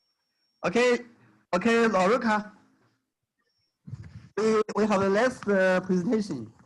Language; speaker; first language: English; non-native, fluent; Chinese